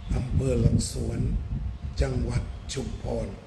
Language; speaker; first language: Thai; native; Thai